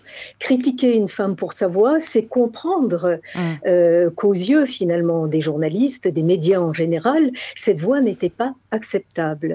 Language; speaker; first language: French; native; French